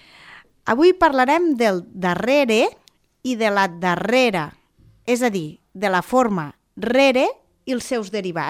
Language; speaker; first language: Catalan; native; Catalan